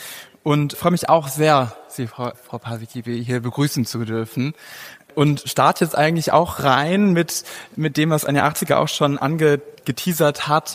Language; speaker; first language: German; native; German